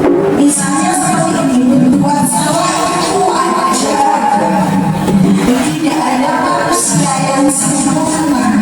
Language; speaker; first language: Indonesian; native; Indonesian